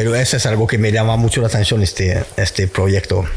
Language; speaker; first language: Spanish; non-native, fluent; French